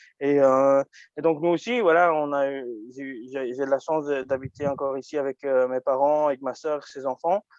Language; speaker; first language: French; early bilingual, other home language; Japanese